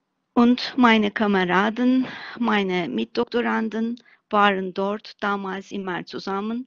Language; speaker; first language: German; non-native, fluent; Turkish